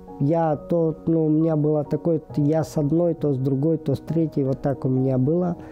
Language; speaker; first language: Russian; native; Russian